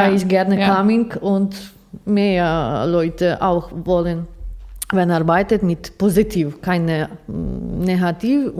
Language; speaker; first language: German; non-native, learner; Ukrainian